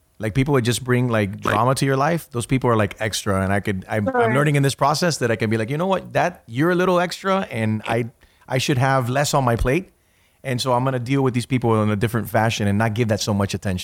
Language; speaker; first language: English; early bilingual, other home language; Spanish